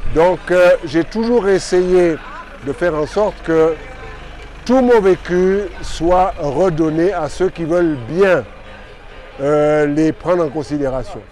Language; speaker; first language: French; native; French